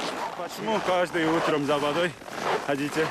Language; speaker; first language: Russian; non-native, learner; Korean